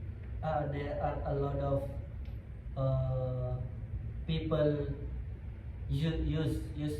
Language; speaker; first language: English; non-native, learner; Indonesian